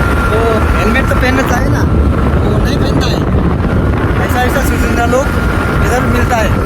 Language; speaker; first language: Hindi; non-native, learner; Nepali